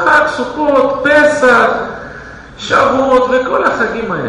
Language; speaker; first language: Hebrew; non-native, fluent; Russian